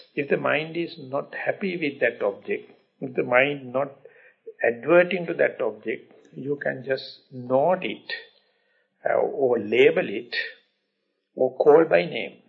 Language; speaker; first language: English; non-native, local second language; Sinhala